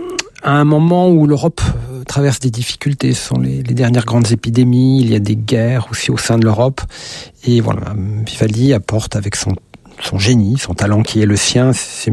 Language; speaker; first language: French; native; French